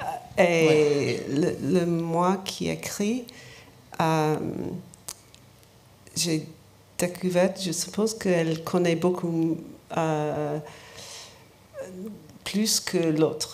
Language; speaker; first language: French; non-native, learner; English